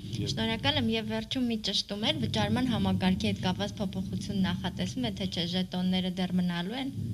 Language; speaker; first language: Armenian; native; Armenian